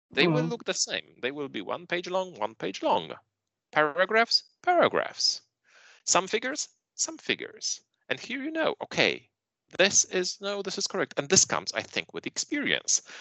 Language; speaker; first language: English; non-native, fluent; Polish